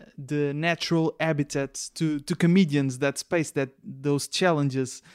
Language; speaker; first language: English; non-native, fluent; Portuguese